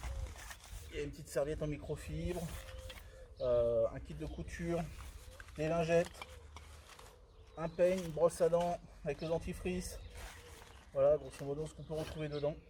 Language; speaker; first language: French; native; French